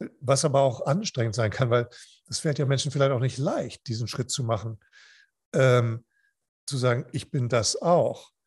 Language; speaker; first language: German; non-native, fluent; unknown